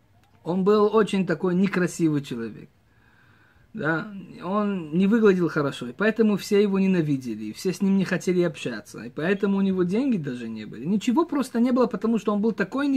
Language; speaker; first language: Russian; early bilingual, heritage; Hebrew